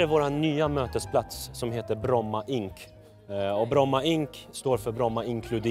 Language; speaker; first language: Swedish; native; Swedish